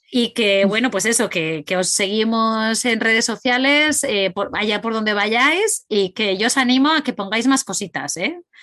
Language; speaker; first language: Spanish; native; Spanish